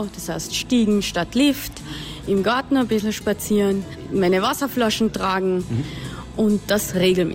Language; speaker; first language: German; native; German